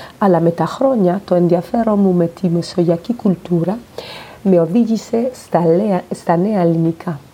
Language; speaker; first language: Greek; non-native, learner; Spanish